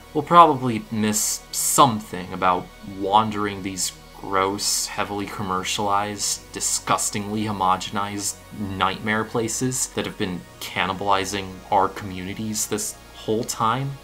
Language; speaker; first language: English; native; English